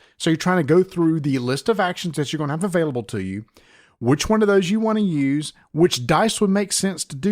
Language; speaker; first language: English; native; English